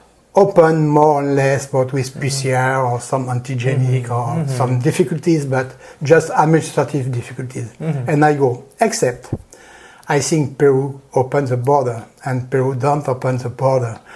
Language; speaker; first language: English; non-native, learner; French